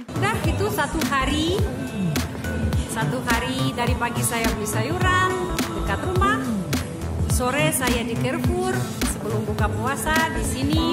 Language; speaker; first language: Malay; non-native, fluent; Russian